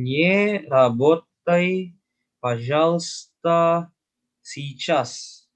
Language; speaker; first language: Russian; non-native, learner; Indonesian